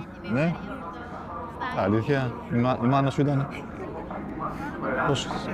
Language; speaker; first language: Greek; native; Greek